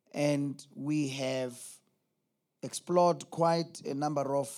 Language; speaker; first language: English; non-native, local second language; Zulu